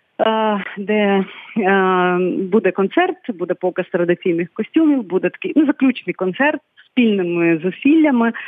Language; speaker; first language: Ukrainian; non-native, local second language; Bulgarian